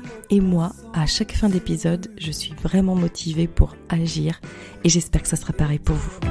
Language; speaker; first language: French; native; French